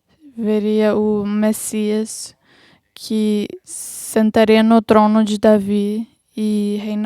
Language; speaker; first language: Portuguese; non-native, fluent; English